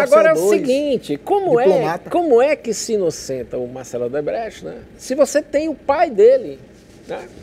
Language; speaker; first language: Portuguese; native; Portuguese